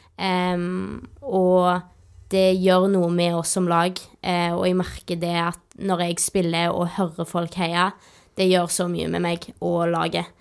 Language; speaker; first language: Norwegian; native; Norwegian